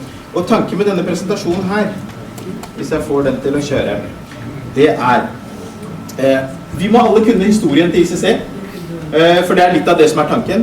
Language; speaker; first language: Norwegian; early bilingual, other home language; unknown